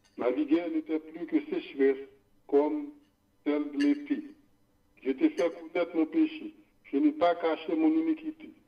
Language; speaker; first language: French; non-native, local second language; Haitian Creole